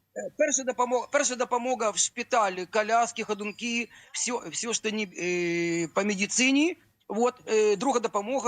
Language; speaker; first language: Ukrainian; non-native, local second language; Russian